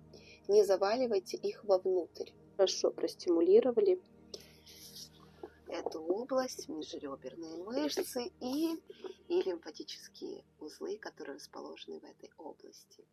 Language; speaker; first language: Russian; native; Russian